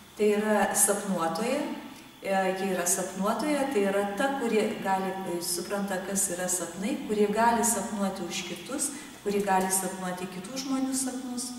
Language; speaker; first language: Lithuanian; native; Lithuanian